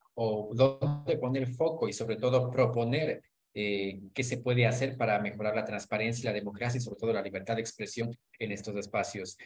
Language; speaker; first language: Spanish; native; Spanish